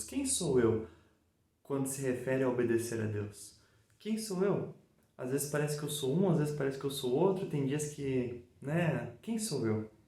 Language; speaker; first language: Portuguese; native; Portuguese